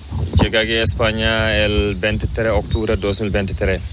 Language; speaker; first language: Spanish; non-native, learner; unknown